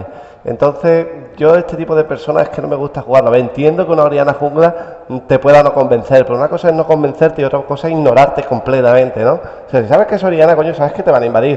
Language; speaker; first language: Spanish; native; Spanish